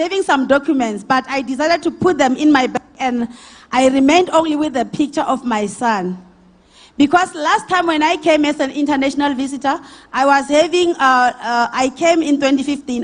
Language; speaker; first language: English; non-native, local second language; Northern Sotho